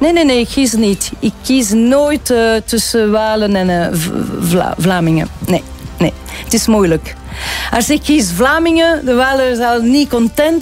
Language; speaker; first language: Dutch; non-native, local second language; French